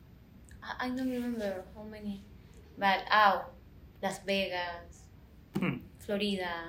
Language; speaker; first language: English; non-native, learner; Spanish